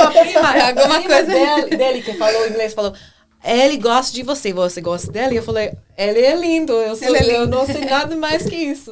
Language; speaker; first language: Portuguese; non-native, fluent; English